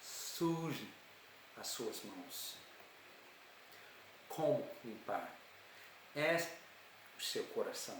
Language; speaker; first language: Portuguese; non-native, learner; English